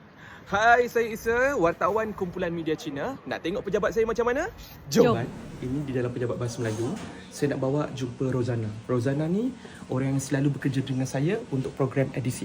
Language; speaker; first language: Malay; native; Malay